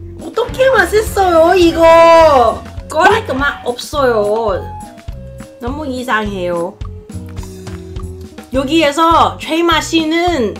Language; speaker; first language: Korean; non-native, learner; Cantonese